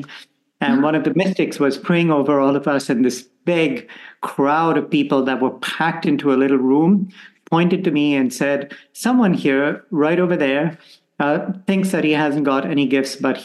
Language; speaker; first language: English; non-native, local second language; Konkani